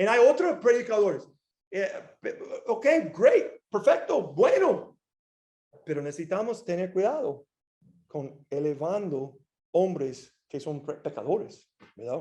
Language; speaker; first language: Spanish; non-native, fluent; English